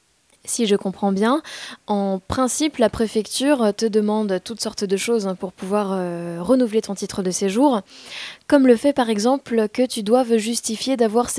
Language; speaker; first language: French; native; French